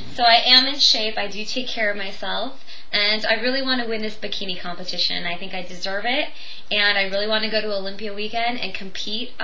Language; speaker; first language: English; native; English